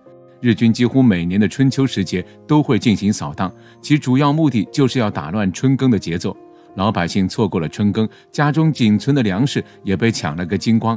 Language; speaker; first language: Chinese; native; Chinese